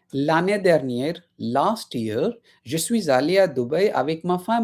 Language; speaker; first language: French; non-native, fluent; Hindi